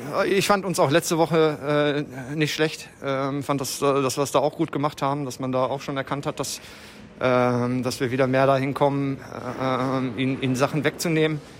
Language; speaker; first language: German; native; German